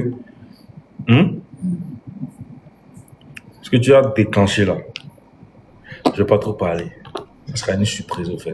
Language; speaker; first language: French; non-native, local second language; Lingala